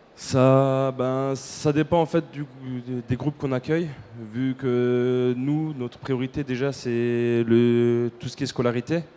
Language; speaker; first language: French; native; French